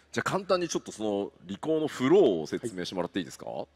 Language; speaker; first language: Japanese; native; Japanese